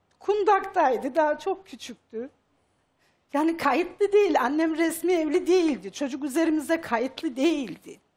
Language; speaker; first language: Turkish; native; Turkish